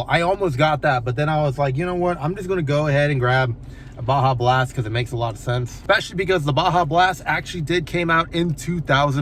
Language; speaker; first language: English; native; English